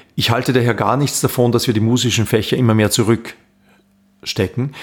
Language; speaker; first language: German; native; German